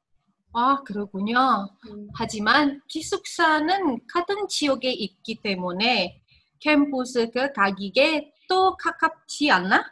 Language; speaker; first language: Korean; non-native, learner; Indonesian